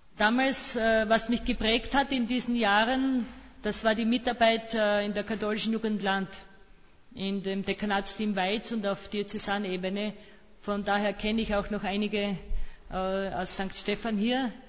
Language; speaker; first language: German; native; German